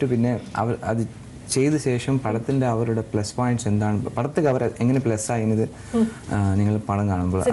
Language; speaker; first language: Malayalam; non-native, learner; Telugu